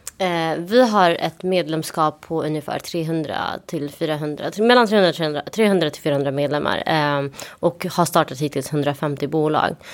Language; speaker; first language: Swedish; early bilingual, other home language; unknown